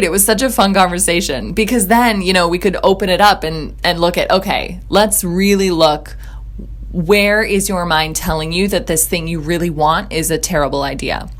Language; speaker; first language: English; native; English